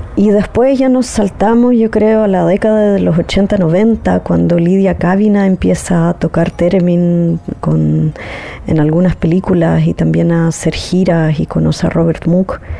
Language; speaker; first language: Spanish; native; Spanish